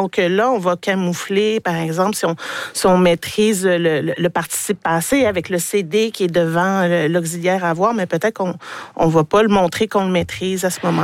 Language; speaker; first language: French; native; French